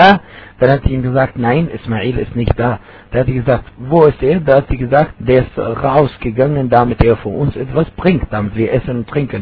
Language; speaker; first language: German; non-native, fluent; Arabic